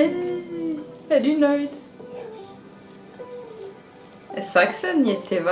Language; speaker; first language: Swedish; non-native, fluent; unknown